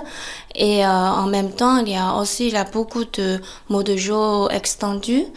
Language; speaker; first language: French; non-native, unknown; Chinese